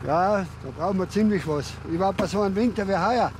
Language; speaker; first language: German; native; German